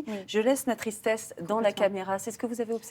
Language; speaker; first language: French; native; French